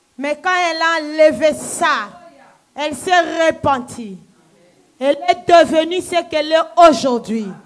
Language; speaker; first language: French; non-native, local second language; Lingala